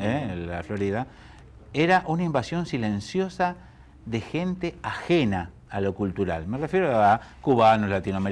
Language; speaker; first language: Spanish; native; Spanish